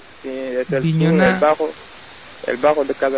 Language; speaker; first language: Spanish; non-native, learner; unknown